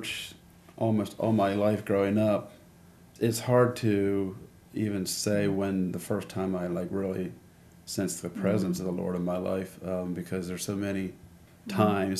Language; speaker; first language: English; native; English